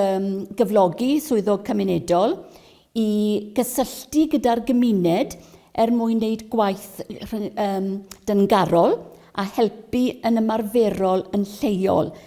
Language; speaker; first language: Welsh; native; Welsh